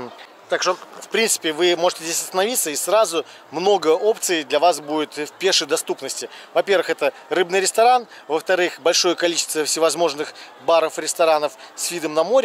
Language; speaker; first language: Russian; native; Russian